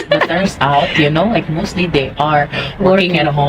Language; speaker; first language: English; non-native, fluent; Indonesian